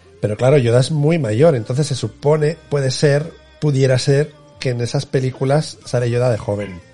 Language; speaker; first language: Spanish; native; Spanish